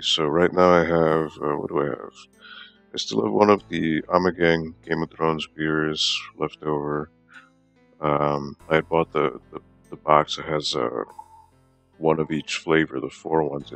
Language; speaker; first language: English; native; English